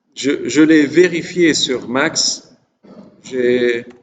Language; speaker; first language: French; non-native, local second language; Arabic